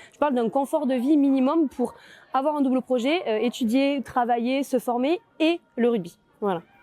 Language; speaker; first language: French; native; French